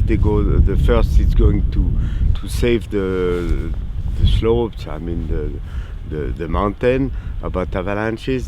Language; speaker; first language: English; non-native, learner; French